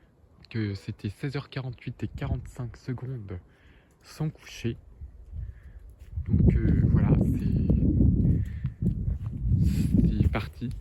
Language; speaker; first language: French; native; French